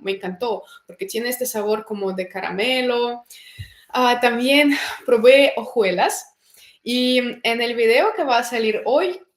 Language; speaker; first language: Spanish; non-native, fluent; Russian